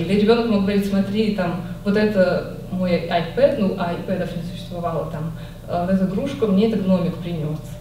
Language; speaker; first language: Russian; native; Russian